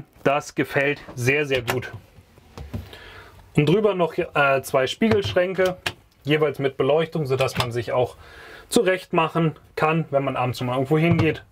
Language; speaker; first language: German; native; German